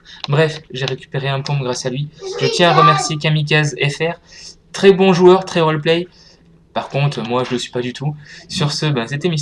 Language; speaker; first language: French; native; French